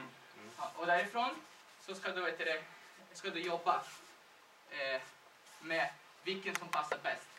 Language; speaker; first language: Swedish; non-native, fluent; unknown